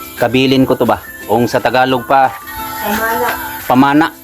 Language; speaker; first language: Filipino; non-native, fluent; Cebuano